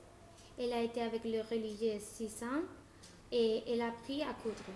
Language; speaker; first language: French; non-native, learner; Spanish